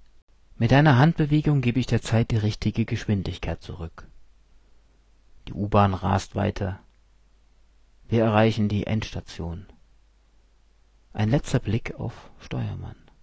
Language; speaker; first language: German; native; German